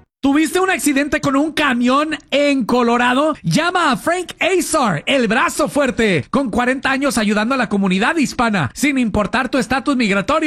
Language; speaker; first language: Spanish; native; Spanish